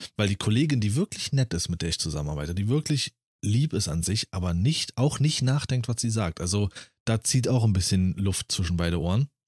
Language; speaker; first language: German; native; German